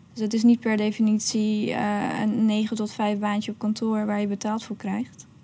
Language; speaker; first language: Dutch; early bilingual, other home language; Persian